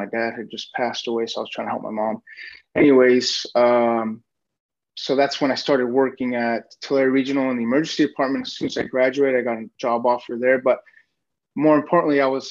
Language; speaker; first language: English; native; English